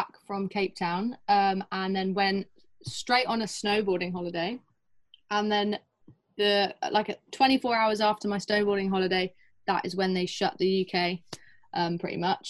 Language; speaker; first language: English; native; English